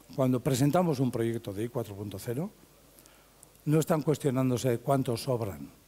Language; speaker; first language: Spanish; native; Spanish